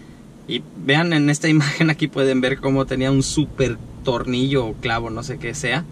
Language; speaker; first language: Spanish; native; Spanish